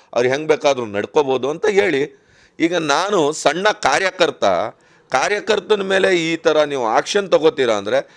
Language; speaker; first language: Kannada; non-native, local second language; Urdu